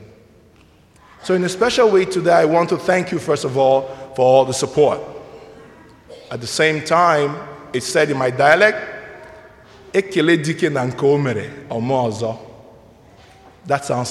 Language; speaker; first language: English; non-native, local second language; Igbo